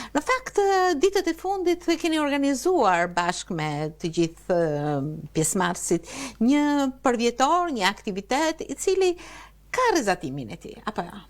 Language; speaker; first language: Albanian; native; Albanian